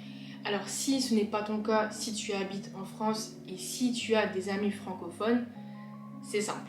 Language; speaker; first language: French; native; French